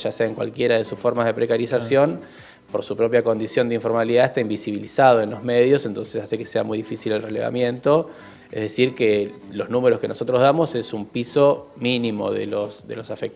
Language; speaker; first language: Spanish; native; Spanish